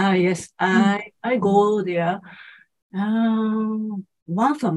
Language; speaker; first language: English; non-native, learner; Japanese